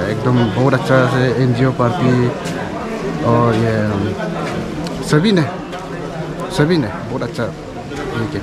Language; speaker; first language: Hindi; non-native, local second language; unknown